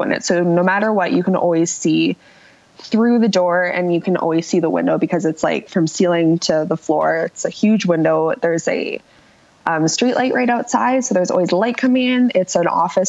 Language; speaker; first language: English; native; English